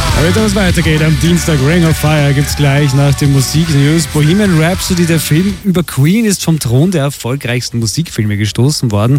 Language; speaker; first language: German; native; German